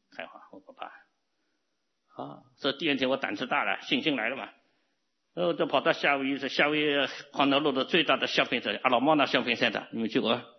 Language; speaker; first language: Chinese; non-native, local second language; Cantonese